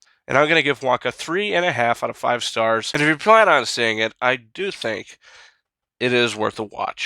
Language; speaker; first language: English; native; English